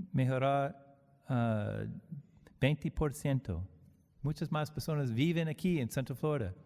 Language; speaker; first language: Spanish; non-native, learner; English